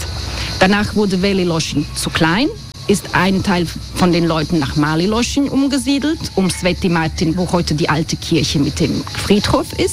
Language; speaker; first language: German; non-native, fluent; Croatian